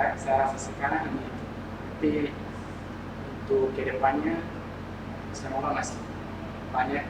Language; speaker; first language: Indonesian; non-native, fluent; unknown